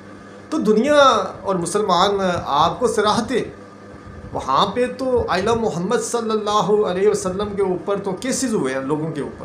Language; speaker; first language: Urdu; non-native, local second language; Punjabi